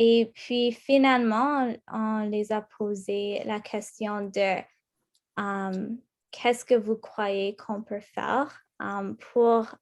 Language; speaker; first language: French; non-native, local second language; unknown